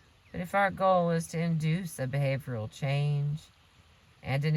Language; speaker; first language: English; native; English